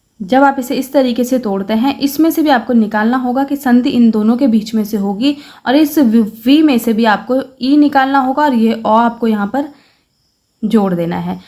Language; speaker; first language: Hindi; native; Hindi